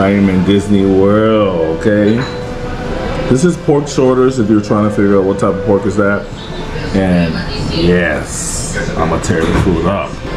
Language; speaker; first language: English; native; English